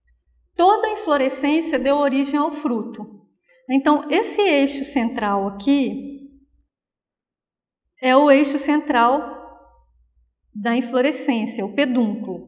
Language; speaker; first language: Portuguese; native; Portuguese